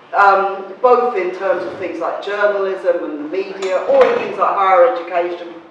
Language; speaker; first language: English; native; English